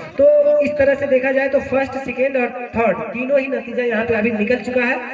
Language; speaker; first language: Hindi; native; Hindi